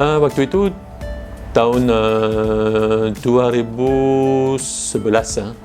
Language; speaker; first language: Indonesian; non-native, fluent; French